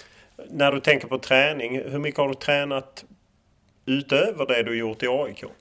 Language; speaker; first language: Swedish; native; Swedish